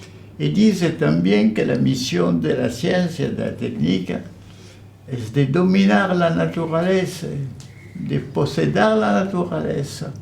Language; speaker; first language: Spanish; non-native, fluent; French